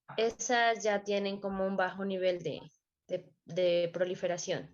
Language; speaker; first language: Spanish; native; Spanish